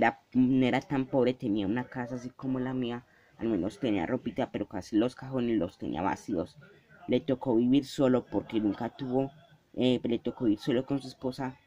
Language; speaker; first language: Spanish; native; Spanish